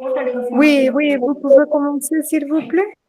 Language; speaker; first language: French; non-native, learner; Spanish